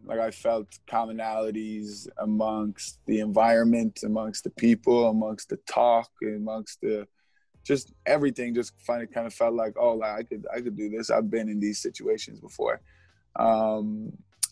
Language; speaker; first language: English; native; English